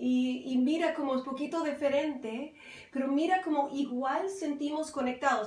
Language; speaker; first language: Spanish; non-native, fluent; English